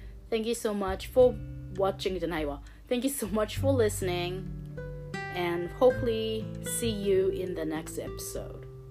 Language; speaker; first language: English; non-native, fluent; Japanese